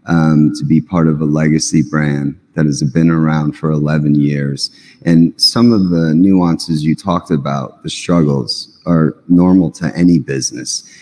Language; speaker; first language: English; native; English